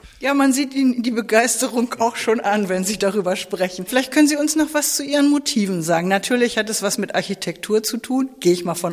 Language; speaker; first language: German; native; German